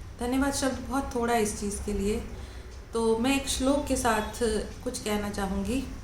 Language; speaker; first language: Hindi; native; Hindi